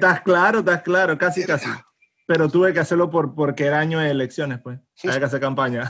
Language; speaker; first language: Spanish; native; Spanish